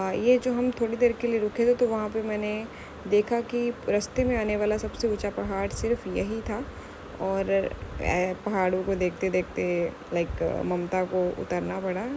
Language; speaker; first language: Hindi; native; Hindi